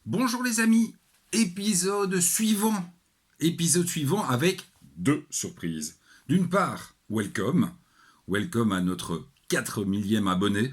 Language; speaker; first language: French; native; French